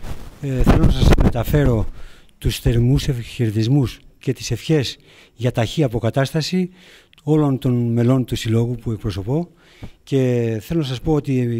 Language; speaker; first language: Greek; native; Greek